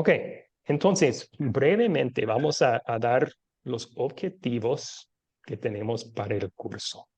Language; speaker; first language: Spanish; non-native, fluent; English